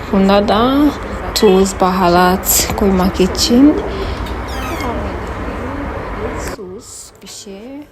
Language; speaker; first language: Turkish; non-native, fluent; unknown